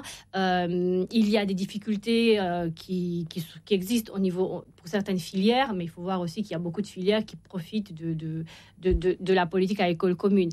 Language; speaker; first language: French; non-native, fluent; Romanian